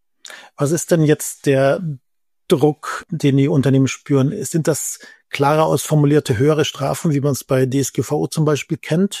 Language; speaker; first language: German; native; German